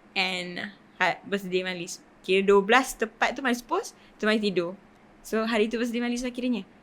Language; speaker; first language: Malay; native; Malay